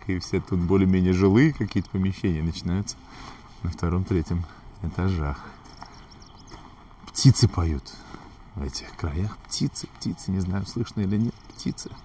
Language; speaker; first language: Russian; native; Russian